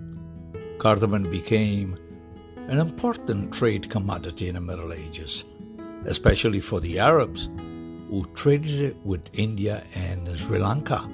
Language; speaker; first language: English; non-native, fluent; Italian